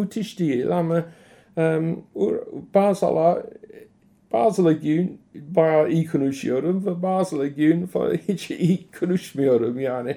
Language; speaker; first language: Turkish; non-native, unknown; English